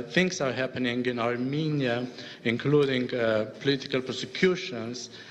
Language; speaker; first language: English; non-native, fluent; Armenian